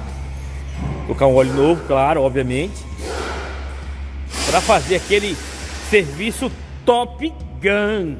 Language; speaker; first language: Portuguese; native; Portuguese